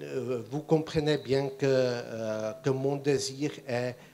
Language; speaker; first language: French; non-native, fluent; Czech